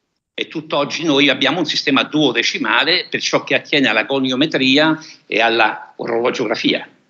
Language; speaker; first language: Italian; native; Italian